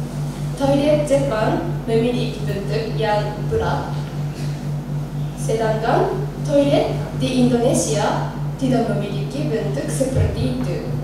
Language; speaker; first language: Indonesian; non-native, learner; Japanese